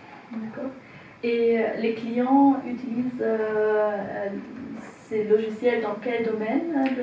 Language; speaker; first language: French; non-native, fluent; German